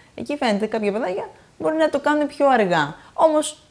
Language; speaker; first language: Greek; native; Greek